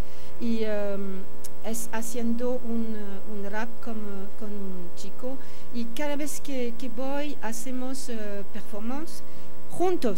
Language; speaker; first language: Spanish; non-native, fluent; French